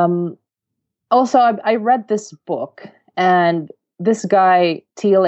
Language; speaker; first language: English; non-native, local second language; Cebuano